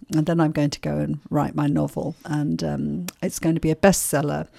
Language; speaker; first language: English; native; English